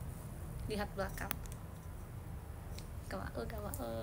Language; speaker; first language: Indonesian; early bilingual, heritage; Indonesian